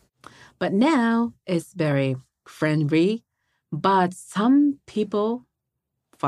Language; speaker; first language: English; non-native, learner; Japanese